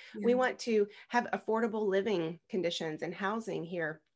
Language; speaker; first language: English; native; English